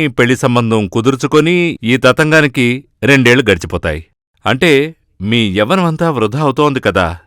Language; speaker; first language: Telugu; non-native, fluent; Malayalam